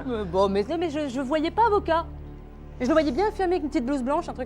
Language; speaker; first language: French; native; French